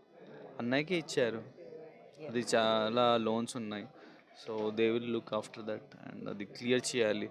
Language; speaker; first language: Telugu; non-native, local second language; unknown